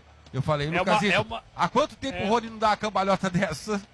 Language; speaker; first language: Portuguese; native; Portuguese